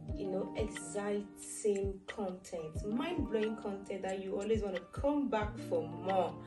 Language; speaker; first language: English; non-native, local second language; Yoruba